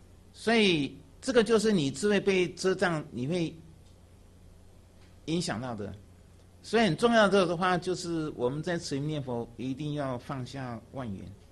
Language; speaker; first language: Chinese; native; Chinese